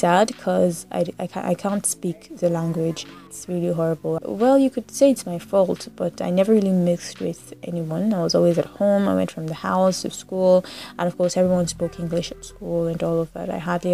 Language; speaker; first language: English; non-native, local second language; Yoruba